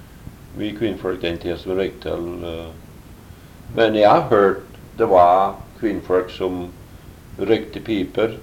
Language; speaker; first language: Norwegian; early bilingual, heritage; Norwegian